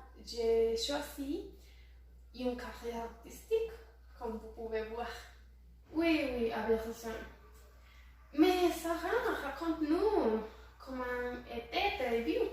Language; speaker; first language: French; non-native, learner; Spanish